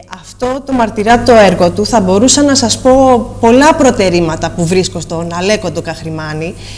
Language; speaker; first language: Greek; native; Greek